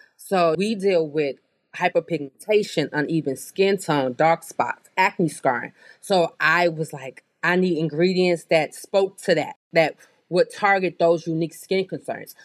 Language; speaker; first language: English; native; English